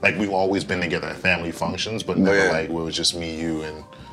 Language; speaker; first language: English; native; English